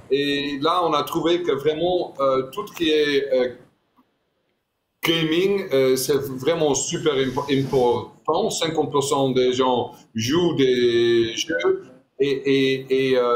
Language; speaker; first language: French; non-native, fluent; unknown